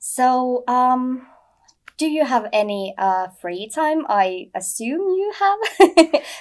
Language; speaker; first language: English; non-native, fluent; Finnish